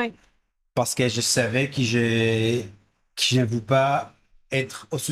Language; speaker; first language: French; non-native, fluent; Hebrew